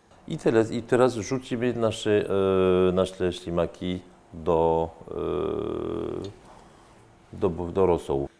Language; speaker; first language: Polish; non-native, fluent; French